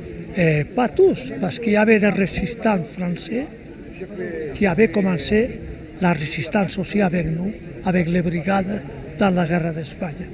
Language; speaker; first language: French; non-native, fluent; Spanish